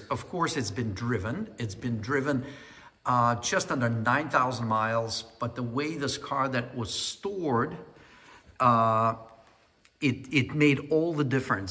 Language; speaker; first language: English; non-native, fluent; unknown